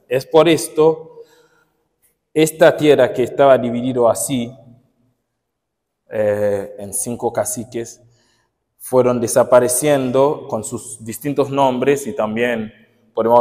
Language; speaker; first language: Spanish; non-native, fluent; Haitian Creole